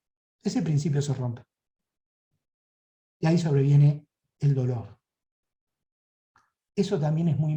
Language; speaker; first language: Spanish; native; Spanish